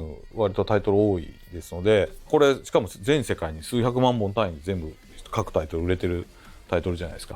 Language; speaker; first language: Japanese; native; Japanese